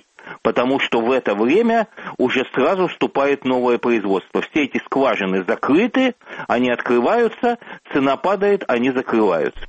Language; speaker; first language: Russian; native; Russian